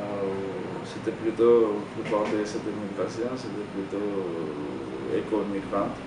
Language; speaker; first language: French; non-native, fluent; Georgian